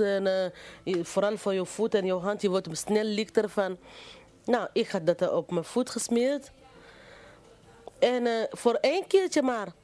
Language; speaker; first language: Dutch; non-native, fluent; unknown